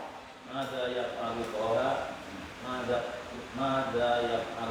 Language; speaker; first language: Arabic; non-native, learner; Indonesian